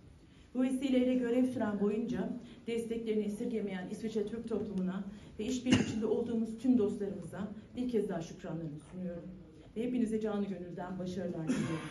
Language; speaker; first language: Turkish; native; Turkish